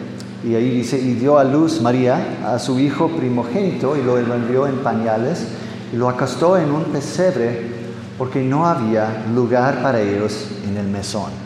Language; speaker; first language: Spanish; non-native, fluent; English